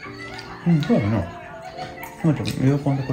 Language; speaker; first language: Japanese; native; Japanese